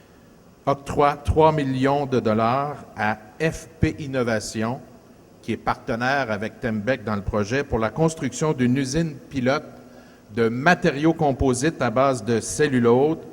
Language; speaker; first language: French; native; French